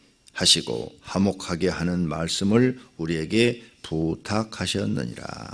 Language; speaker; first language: Korean; native; Korean